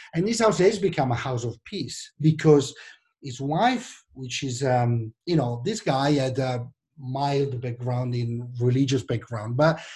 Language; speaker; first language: English; non-native, fluent; Italian